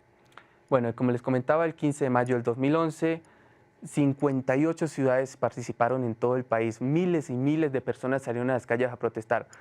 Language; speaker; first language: Spanish; native; Spanish